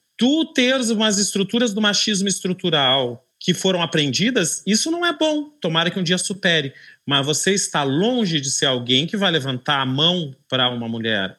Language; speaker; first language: Portuguese; native; Portuguese